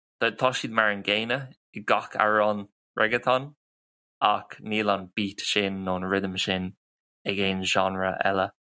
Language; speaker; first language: Irish; non-native, local second language; English